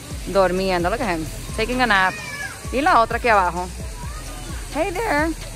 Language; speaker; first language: Spanish; early bilingual, heritage; Spanish